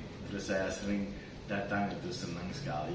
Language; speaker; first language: Indonesian; non-native, fluent; French